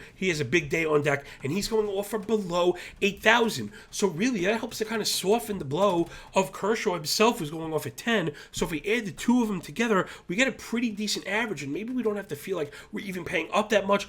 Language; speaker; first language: English; native; English